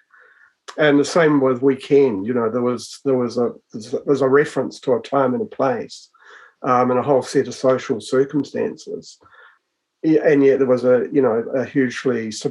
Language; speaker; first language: English; native; English